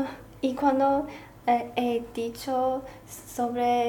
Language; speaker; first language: Spanish; non-native, learner; Chinese